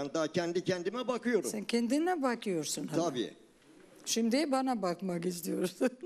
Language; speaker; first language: Turkish; non-native, learner; Armenian